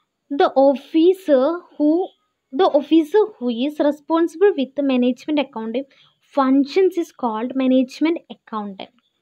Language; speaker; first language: English; non-native, local second language; Malayalam